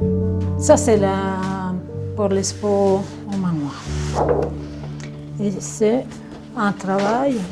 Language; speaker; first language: French; non-native, fluent; Italian